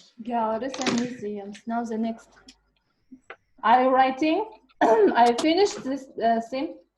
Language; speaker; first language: English; non-native, learner; Kazakh